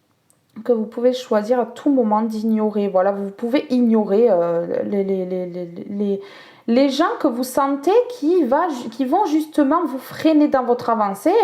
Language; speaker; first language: French; native; French